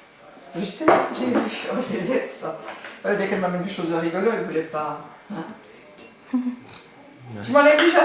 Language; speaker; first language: French; native; French